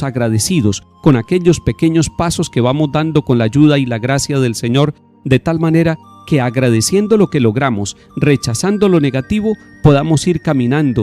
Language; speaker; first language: Spanish; native; Spanish